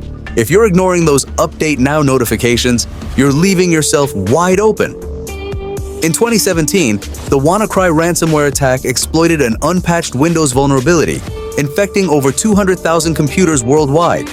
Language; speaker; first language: English; native; English